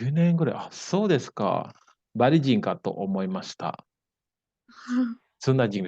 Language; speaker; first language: Japanese; non-native, fluent; Indonesian